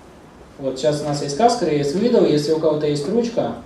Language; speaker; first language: Russian; native; Russian